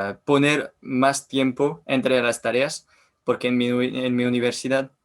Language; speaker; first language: Spanish; non-native, learner; French